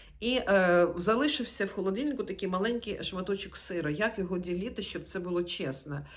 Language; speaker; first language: Ukrainian; non-native, local second language; Russian